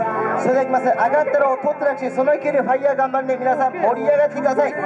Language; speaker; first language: Japanese; native; Japanese